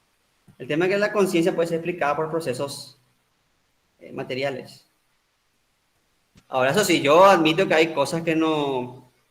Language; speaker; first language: Spanish; native; Spanish